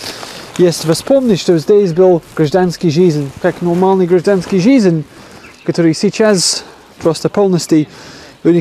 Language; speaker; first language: Russian; non-native, learner; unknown